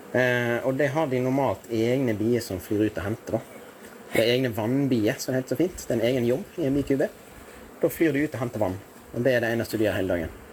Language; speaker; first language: Norwegian; native; Norwegian